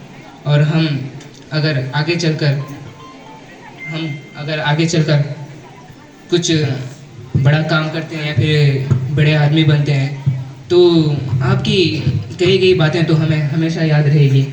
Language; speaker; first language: Hindi; native; Hindi